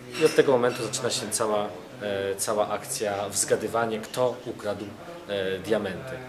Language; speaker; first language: Polish; native; Polish